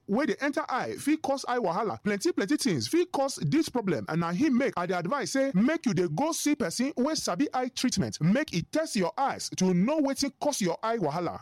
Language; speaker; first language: Nigerian Pidgin; non-native, local second language; Igbo